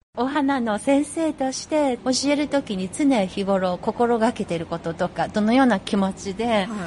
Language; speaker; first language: Japanese; non-native, fluent; Chinese